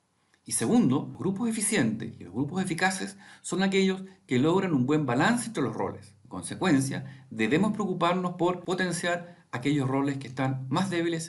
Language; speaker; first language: Spanish; native; Spanish